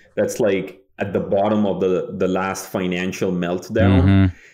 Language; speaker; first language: English; non-native, local second language; Bangla